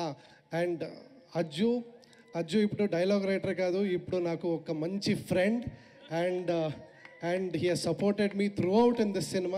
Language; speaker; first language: Telugu; non-native, learner; Kannada